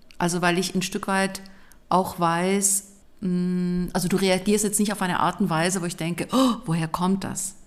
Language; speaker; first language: German; native; German